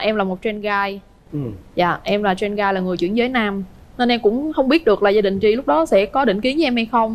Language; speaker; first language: Vietnamese; native; Vietnamese